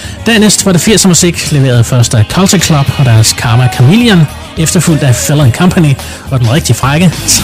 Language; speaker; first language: Danish; native; Danish